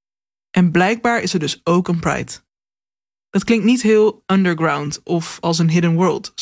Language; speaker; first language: Dutch; native; Dutch